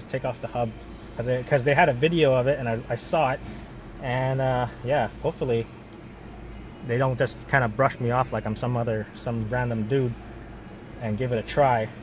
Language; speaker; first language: English; native; English